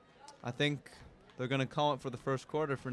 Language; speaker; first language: English; native; English